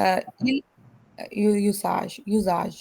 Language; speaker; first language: French; non-native, learner; Hindi